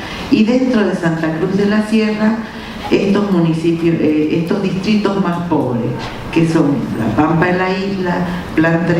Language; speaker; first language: Spanish; native; Spanish